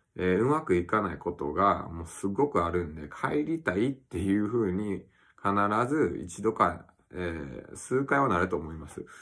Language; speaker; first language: Japanese; early bilingual, other home language; English